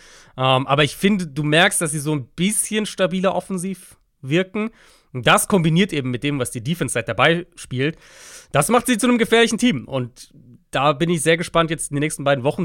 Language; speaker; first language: German; native; German